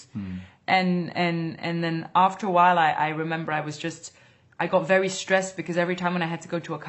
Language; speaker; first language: English; non-native, fluent; Dutch